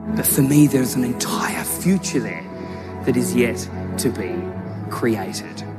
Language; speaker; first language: English; native; English